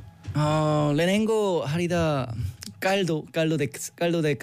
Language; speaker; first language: Basque; non-native, learner; Korean